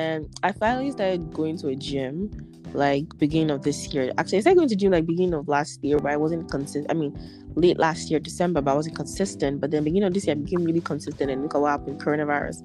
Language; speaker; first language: English; non-native, local second language; Yoruba